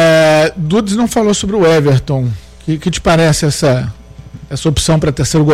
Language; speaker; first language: Portuguese; native; Portuguese